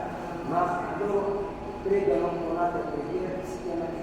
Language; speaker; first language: Italian; non-native, fluent; Arabic